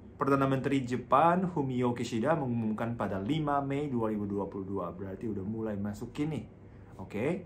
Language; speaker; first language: Indonesian; non-native, fluent; Japanese